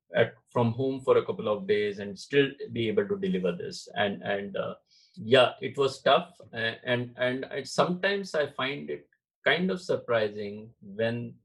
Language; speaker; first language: English; non-native, local second language; Marathi